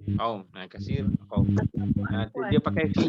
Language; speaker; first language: Indonesian; non-native, local second language; Malay